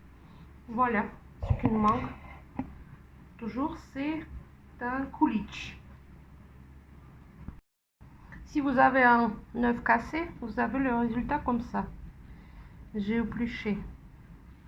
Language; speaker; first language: French; non-native, fluent; Russian